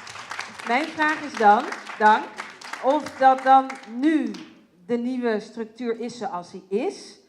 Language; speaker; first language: Dutch; native; Dutch